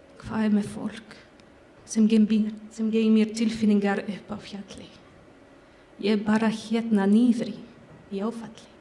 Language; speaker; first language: Icelandic; non-native, learner; French